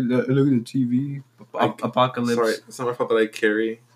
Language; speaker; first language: English; non-native, fluent; Spanish